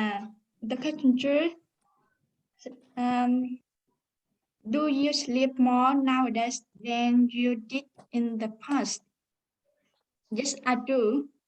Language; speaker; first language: English; non-native, learner; Vietnamese